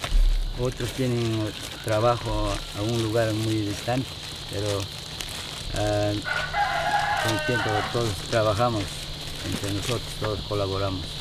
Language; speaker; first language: Spanish; non-native, local second language; Quechua